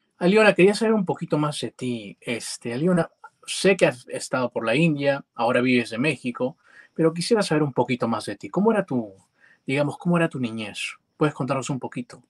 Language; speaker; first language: Spanish; native; Spanish